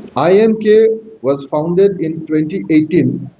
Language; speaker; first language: English; non-native, local second language; Assamese